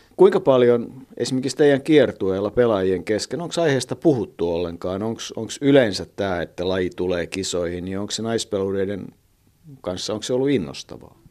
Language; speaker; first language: Finnish; native; Finnish